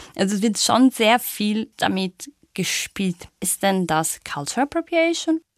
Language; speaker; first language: German; non-native, fluent; Italian